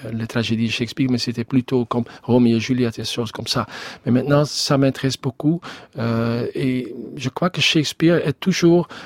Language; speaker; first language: French; non-native, learner; Dutch